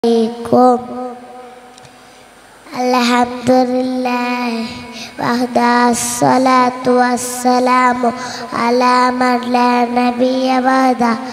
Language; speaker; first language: Arabic; non-native, learner; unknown